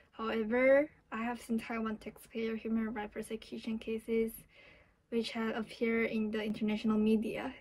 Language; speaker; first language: English; non-native, fluent; Chinese